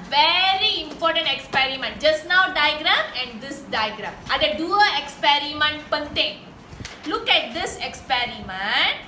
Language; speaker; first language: English; non-native, local second language; Tamil